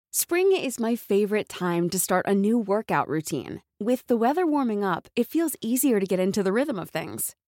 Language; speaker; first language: German; native; German